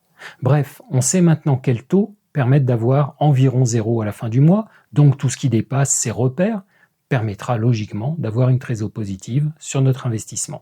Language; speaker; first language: French; native; French